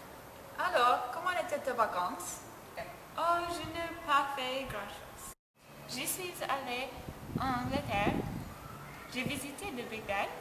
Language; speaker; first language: French; non-native, learner; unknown